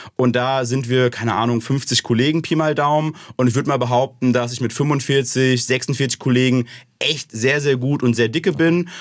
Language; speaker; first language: German; native; German